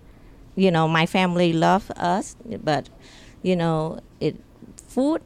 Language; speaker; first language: English; non-native, learner; Vietnamese